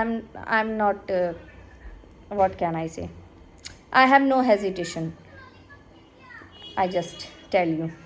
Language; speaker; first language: English; non-native, learner; Hindi